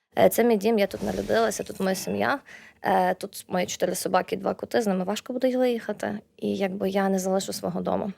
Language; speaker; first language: Ukrainian; native; Ukrainian